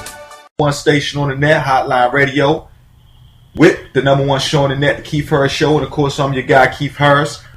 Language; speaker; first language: English; native; English